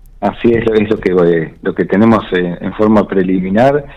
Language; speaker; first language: Spanish; native; Spanish